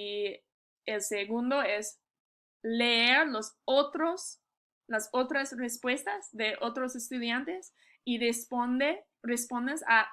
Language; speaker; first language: Spanish; non-native, learner; English